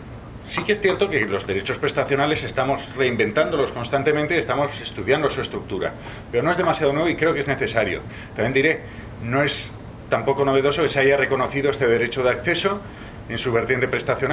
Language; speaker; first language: Spanish; native; Spanish